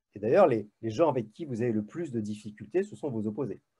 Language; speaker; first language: French; native; French